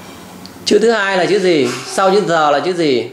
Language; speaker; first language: Vietnamese; native; Vietnamese